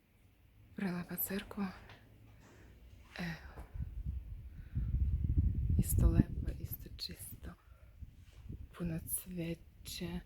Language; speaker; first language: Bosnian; non-native, learner; Russian